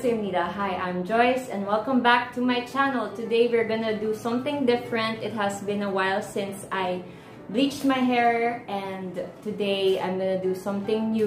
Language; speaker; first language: English; non-native, local second language; Filipino